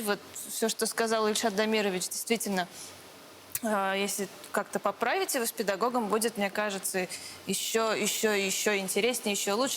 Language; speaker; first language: Russian; native; Russian